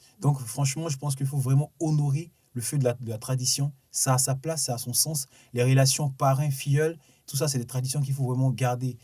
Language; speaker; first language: French; non-native, local second language; Sango